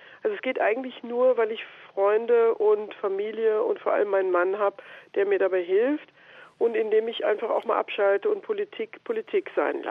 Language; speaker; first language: German; native; German